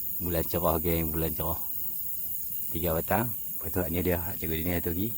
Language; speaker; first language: Malay; native; Malay